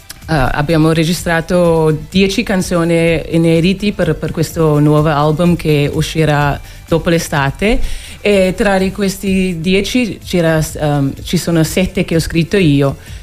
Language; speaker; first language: Italian; non-native, fluent; English